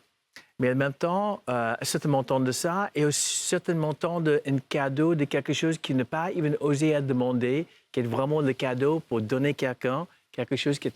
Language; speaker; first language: French; non-native, fluent; English